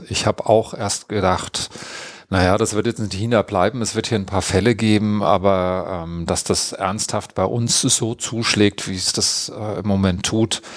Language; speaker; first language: German; native; German